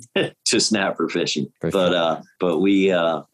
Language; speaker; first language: English; native; English